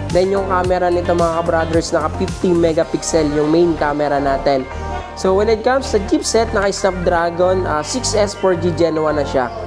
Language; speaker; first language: Filipino; native; Filipino